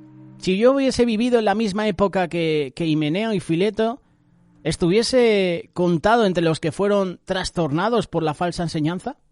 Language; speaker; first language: Spanish; native; Spanish